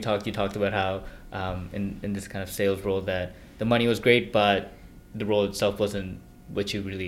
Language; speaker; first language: English; non-native, local second language; Korean